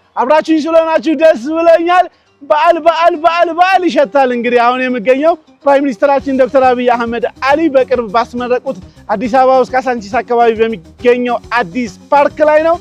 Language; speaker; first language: Amharic; non-native, local second language; Oromo